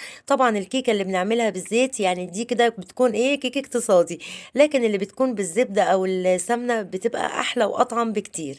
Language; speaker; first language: Arabic; native; Arabic